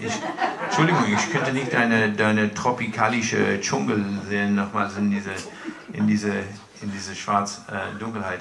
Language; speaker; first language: German; non-native, fluent; English